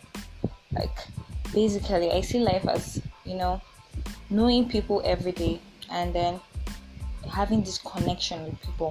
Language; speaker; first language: English; non-native, local second language; Yoruba